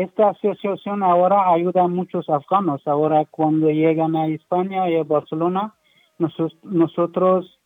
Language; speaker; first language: Spanish; non-native, learner; Persian